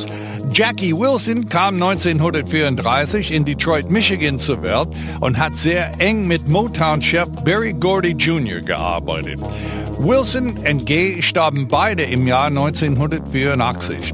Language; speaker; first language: German; non-native, fluent; English